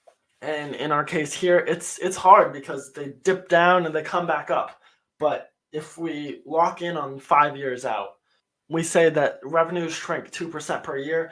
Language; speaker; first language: English; native; English